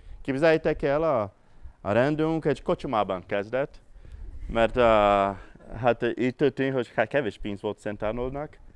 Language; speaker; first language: Hungarian; non-native, fluent; Portuguese